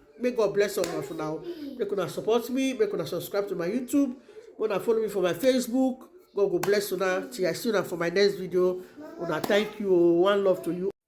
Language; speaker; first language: Nigerian Pidgin; native; Nigerian Pidgin